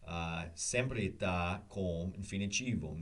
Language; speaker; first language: Portuguese; non-native, learner; English